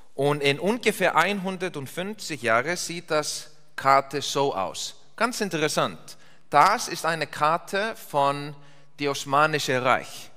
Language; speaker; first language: German; non-native, fluent; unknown